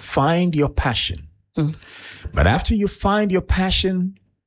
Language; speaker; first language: English; non-native, local second language; Akan